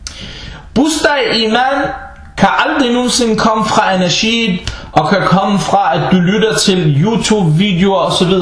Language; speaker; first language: Danish; non-native, fluent; Arabic